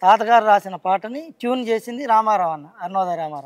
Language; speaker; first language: Telugu; native; Telugu